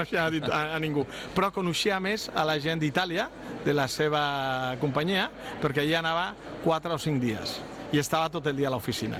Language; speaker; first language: Catalan; non-native, local second language; Spanish